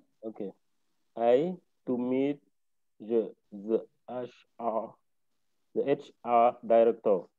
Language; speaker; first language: English; non-native, learner; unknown